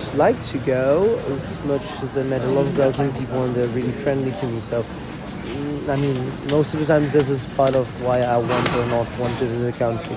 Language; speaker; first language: English; non-native, fluent; Italian